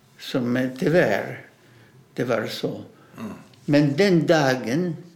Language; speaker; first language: Swedish; non-native, fluent; Russian